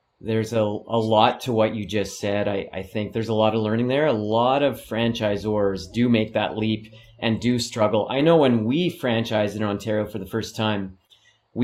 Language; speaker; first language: English; native; English